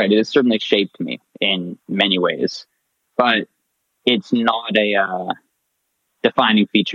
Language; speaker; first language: English; native; English